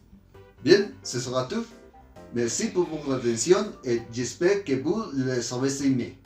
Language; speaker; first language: French; non-native, learner; Spanish